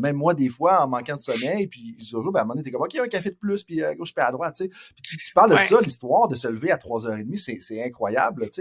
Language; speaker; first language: French; native; French